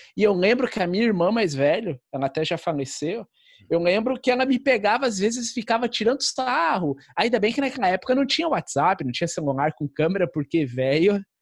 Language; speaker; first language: Portuguese; native; Portuguese